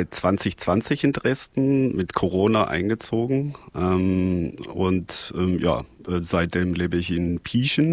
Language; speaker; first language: German; non-native, fluent; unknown